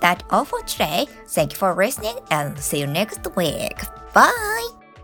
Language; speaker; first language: English; non-native, learner; Japanese